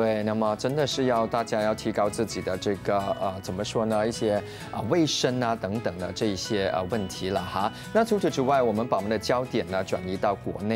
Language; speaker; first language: Chinese; native; Chinese